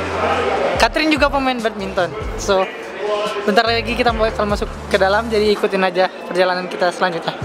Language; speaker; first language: Indonesian; native; Indonesian